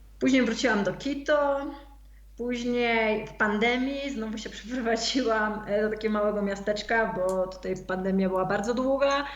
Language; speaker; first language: Polish; native; Polish